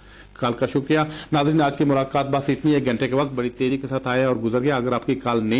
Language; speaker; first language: Urdu; native; Urdu